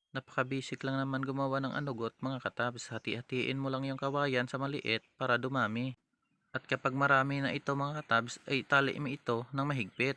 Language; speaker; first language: Filipino; non-native, local second language; Hiligaynon